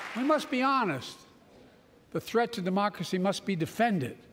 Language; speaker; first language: English; native; English